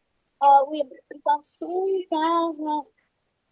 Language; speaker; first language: French; non-native, fluent; Russian